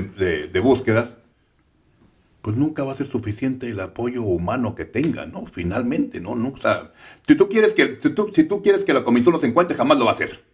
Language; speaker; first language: Spanish; native; Spanish